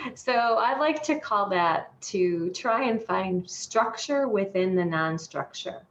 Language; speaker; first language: English; native; English